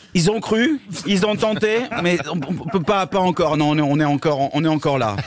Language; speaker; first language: French; native; French